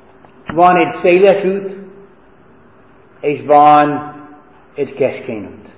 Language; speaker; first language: Hungarian; non-native, fluent; English